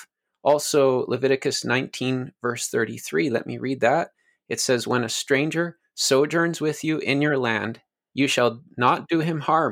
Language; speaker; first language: English; native; English